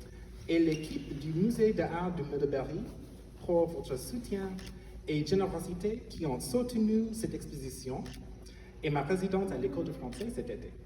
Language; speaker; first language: French; non-native, fluent; English